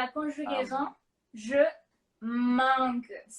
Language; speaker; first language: French; non-native, fluent; Spanish